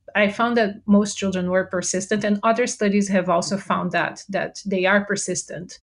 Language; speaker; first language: English; non-native, fluent; Portuguese